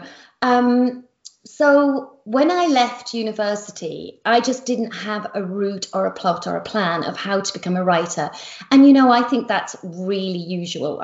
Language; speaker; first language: English; native; English